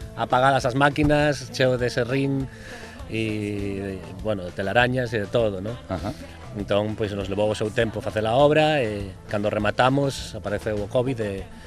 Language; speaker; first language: Galician; native; Galician